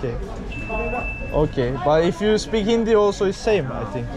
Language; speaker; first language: English; non-native, learner; Turkish